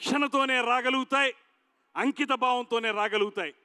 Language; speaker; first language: Telugu; native; Telugu